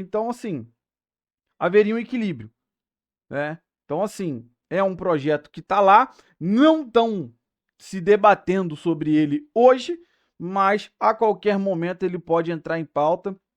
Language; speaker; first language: Portuguese; native; Portuguese